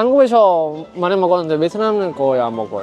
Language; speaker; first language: Korean; non-native, learner; Vietnamese